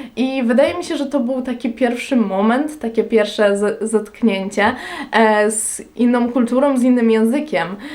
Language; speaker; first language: Polish; native; Polish